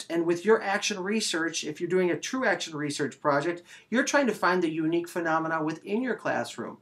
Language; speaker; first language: English; native; English